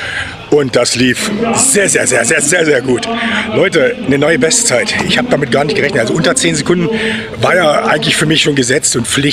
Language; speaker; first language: German; native; German